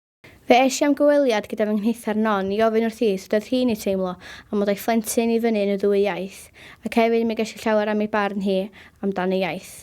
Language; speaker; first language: Welsh; native; Welsh